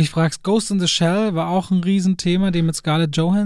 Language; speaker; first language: German; native; German